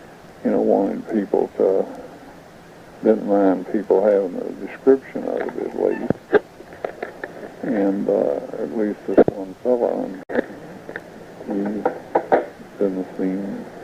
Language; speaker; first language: English; native; English